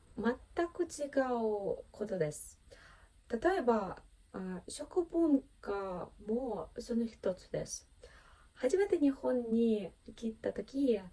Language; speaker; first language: Japanese; non-native, fluent; Ukrainian